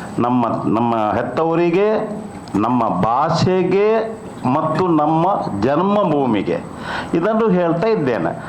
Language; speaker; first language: Kannada; non-native, local second language; Konkani